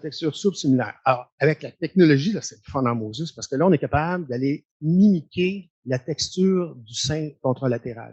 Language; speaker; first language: French; native; French